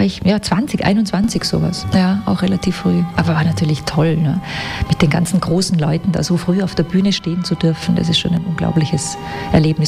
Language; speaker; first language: German; native; German